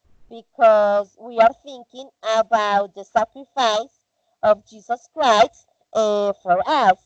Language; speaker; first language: English; non-native, learner; Spanish